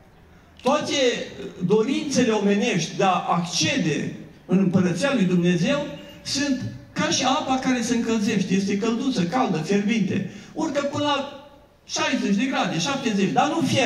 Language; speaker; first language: Romanian; native; Romanian